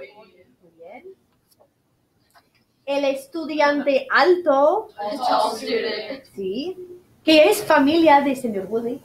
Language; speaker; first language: Spanish; non-native, fluent; English